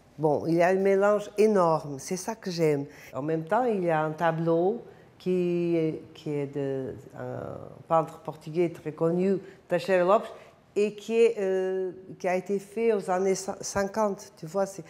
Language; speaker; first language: French; non-native, fluent; Portuguese